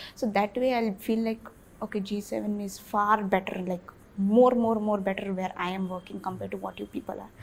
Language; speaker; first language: English; non-native, local second language; Bhojpuri